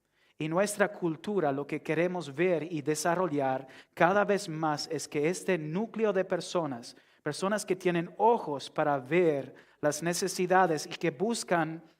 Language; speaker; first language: Spanish; non-native, fluent; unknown